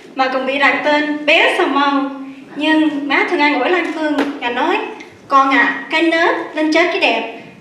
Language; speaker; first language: Vietnamese; early bilingual, other home language; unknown